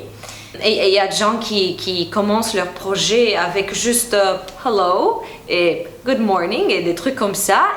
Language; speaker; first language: French; non-native, fluent; Romanian